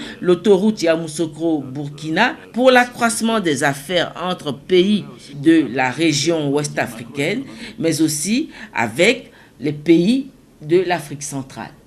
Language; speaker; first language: French; native; French